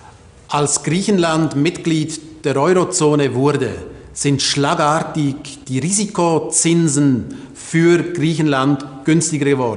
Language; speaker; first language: German; native; German